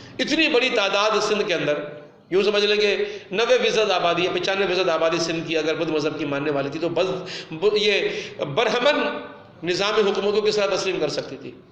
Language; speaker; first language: Urdu; non-native, local second language; Sindhi